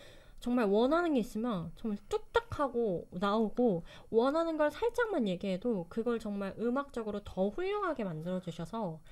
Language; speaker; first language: Korean; native; Korean